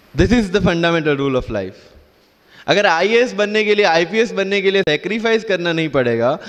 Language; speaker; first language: Hindi; non-native, local second language; Gujarati